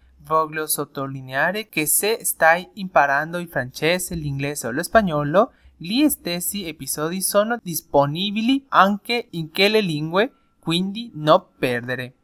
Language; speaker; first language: Italian; non-native, learner; Spanish